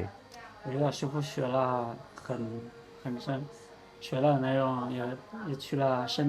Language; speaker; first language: Chinese; non-native, learner; Spanish